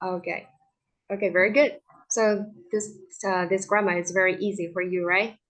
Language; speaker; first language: English; non-native, fluent; Vietnamese